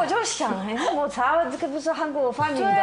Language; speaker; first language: Chinese; non-native, fluent; French